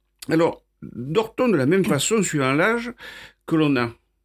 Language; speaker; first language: French; native; French